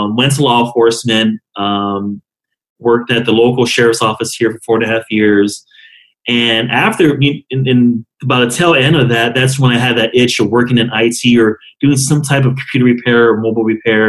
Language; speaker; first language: English; native; English